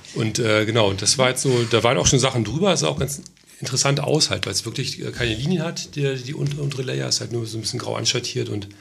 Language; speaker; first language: German; native; German